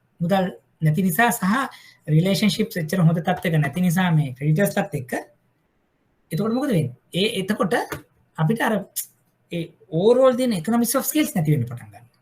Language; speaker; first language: Sinhala; native; Sinhala